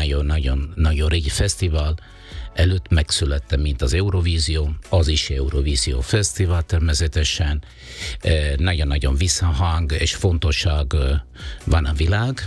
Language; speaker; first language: Hungarian; non-native, fluent; Italian